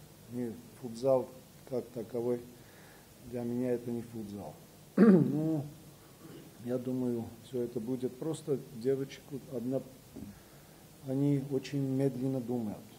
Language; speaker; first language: Russian; non-native, fluent; Armenian